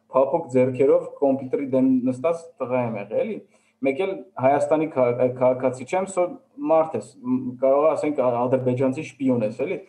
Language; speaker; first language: Armenian; early bilingual, heritage; Armenian